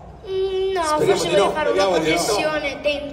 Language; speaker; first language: Italian; early bilingual, heritage; English